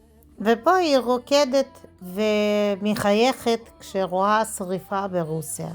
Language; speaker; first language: Hebrew; non-native, fluent; Russian